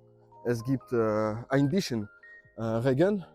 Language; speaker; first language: German; non-native, learner; French